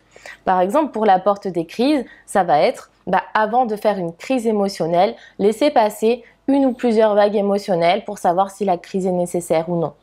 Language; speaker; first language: French; native; French